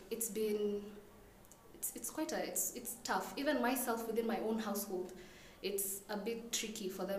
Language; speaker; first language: English; non-native, local second language; Somali